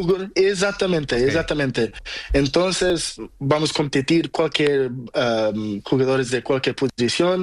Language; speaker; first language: Spanish; non-native, learner; Portuguese